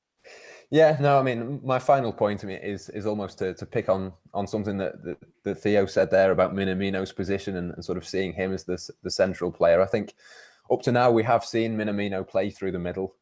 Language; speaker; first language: English; native; English